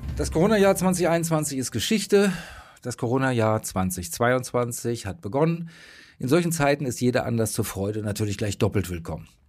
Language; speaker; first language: German; native; German